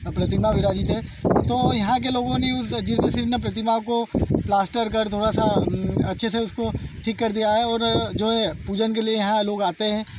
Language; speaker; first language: Hindi; native; Hindi